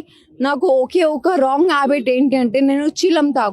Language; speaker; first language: Telugu; non-native, local second language; Hindi